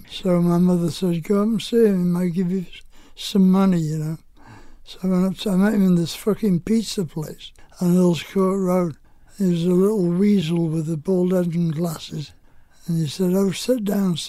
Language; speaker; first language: English; native; English